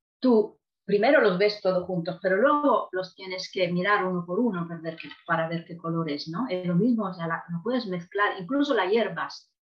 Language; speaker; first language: Spanish; non-native, fluent; Italian